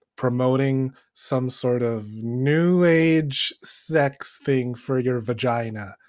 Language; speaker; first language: English; early bilingual, other home language; Filipino